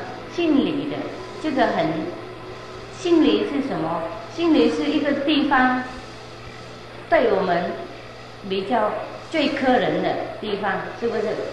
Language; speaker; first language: Chinese; non-native, fluent; Vietnamese